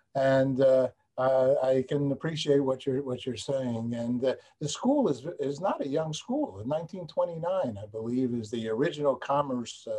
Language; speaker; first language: English; native; English